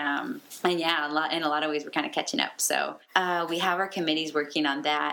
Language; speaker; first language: English; native; English